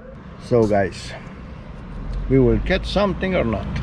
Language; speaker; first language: English; non-native, learner; Romanian